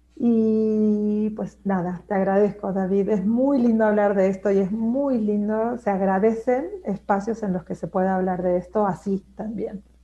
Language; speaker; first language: Spanish; native; Spanish